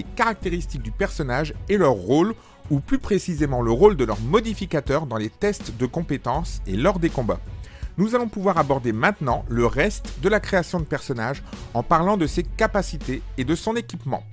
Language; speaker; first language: French; native; French